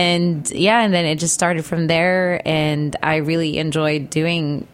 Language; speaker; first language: English; non-native, local second language; Filipino